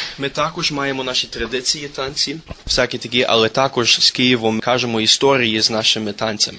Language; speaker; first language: Ukrainian; early bilingual, heritage; Ukrainian